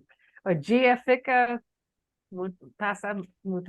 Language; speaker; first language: Portuguese; non-native, learner; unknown